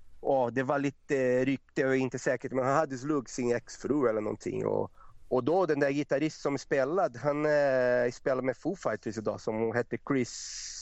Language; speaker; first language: Swedish; non-native, fluent; Portuguese